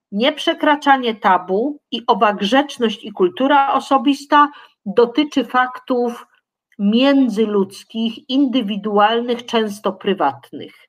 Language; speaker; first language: Polish; native; Polish